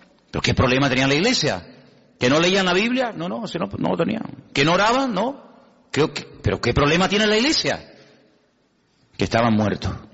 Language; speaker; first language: Spanish; native; Spanish